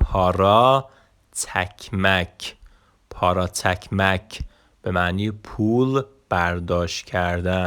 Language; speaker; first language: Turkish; non-native, fluent; Persian